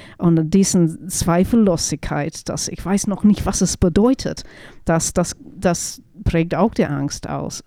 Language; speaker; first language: German; non-native, fluent; English